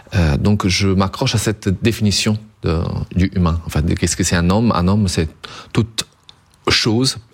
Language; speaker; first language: French; non-native, fluent; Italian